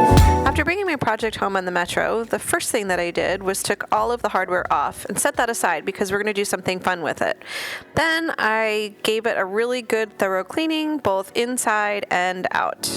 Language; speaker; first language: English; native; English